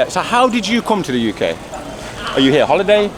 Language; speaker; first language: English; native; English